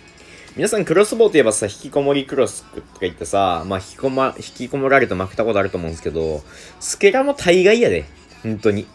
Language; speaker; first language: Japanese; native; Japanese